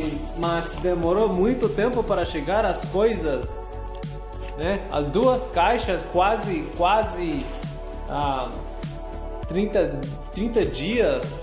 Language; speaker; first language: Portuguese; non-native, learner; Spanish